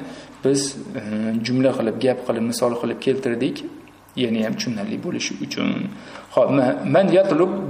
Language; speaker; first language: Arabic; non-native, fluent; Uzbek